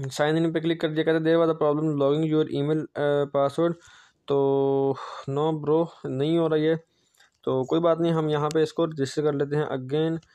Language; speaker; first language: Hindi; native; Hindi